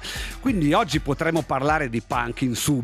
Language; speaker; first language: Italian; native; Italian